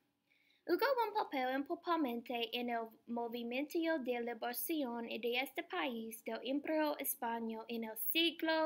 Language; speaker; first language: Spanish; non-native, learner; English